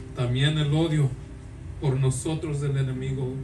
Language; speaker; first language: Spanish; early bilingual, heritage; Spanish